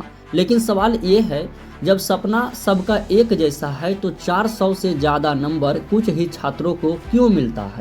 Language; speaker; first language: Hindi; native; Hindi